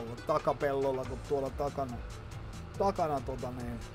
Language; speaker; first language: Finnish; native; Finnish